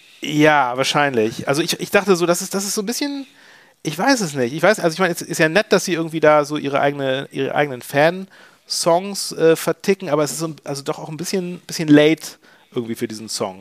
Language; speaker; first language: German; native; German